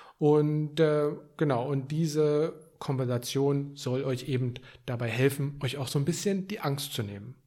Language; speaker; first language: German; native; German